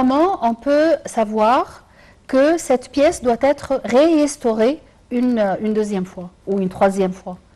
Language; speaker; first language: French; non-native, fluent; Arabic